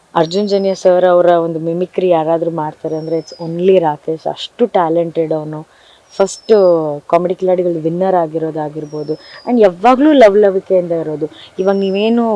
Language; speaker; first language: Kannada; native; Kannada